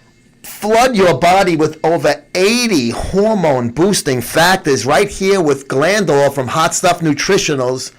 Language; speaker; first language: English; native; English